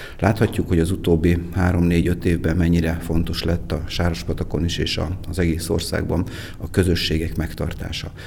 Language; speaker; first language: Hungarian; native; Hungarian